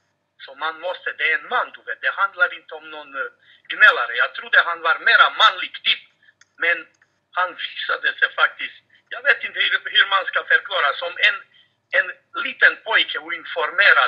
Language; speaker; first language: Swedish; non-native, fluent; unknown